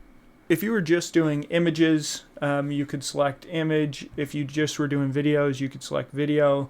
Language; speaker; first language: English; native; English